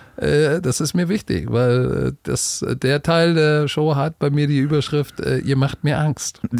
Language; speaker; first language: German; native; German